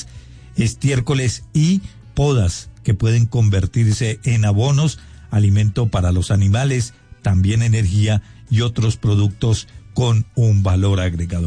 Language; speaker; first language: Spanish; native; Spanish